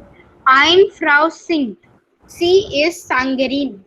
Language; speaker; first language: German; non-native, learner; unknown